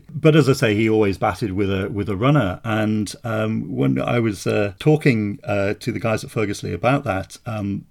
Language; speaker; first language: English; native; English